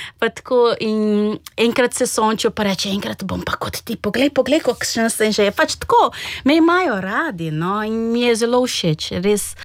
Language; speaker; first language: Slovenian; non-native, fluent; Portuguese